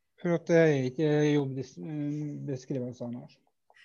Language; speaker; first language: Norwegian; native; Norwegian